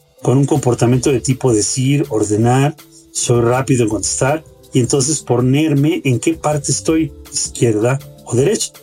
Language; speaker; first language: Spanish; native; Spanish